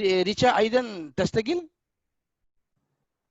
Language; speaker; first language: Arabic; non-native, fluent; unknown